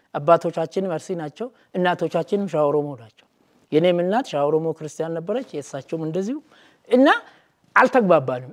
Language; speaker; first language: Amharic; non-native, local second language; Oromo